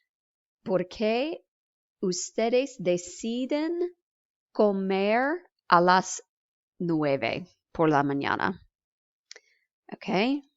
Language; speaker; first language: Spanish; non-native, fluent; English